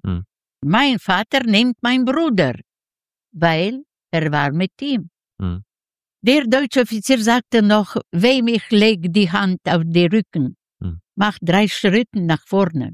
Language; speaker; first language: German; non-native, fluent; Yiddish